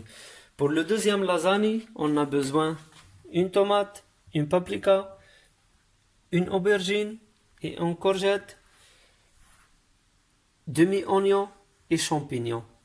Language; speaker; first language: French; non-native, learner; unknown